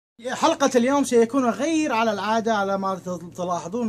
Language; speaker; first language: Arabic; early bilingual, heritage; Arabic